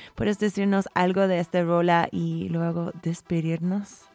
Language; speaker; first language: Spanish; non-native, fluent; English